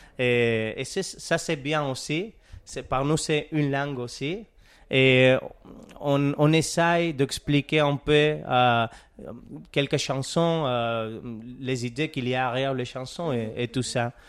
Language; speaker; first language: French; non-native, learner; Catalan